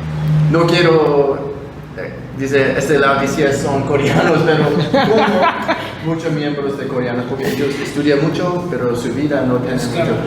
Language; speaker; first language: Spanish; non-native, learner; Korean